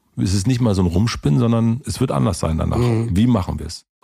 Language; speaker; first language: German; native; German